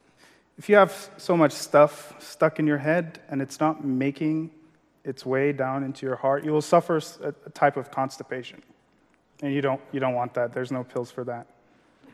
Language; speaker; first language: English; non-native, local second language; Yoruba